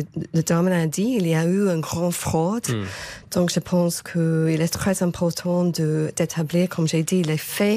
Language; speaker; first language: French; non-native, fluent; English